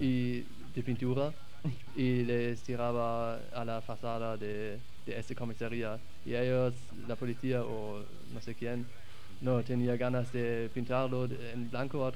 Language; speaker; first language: Spanish; non-native, fluent; German